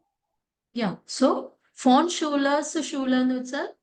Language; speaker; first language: German; non-native, fluent; Malayalam